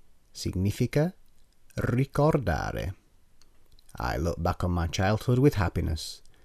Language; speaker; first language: English; native; English